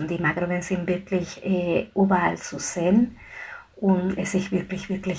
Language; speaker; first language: German; non-native, fluent; Spanish